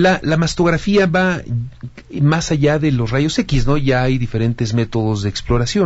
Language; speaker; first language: Spanish; native; Spanish